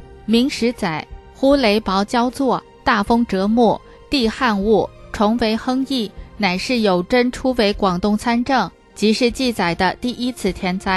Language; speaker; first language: Chinese; native; Chinese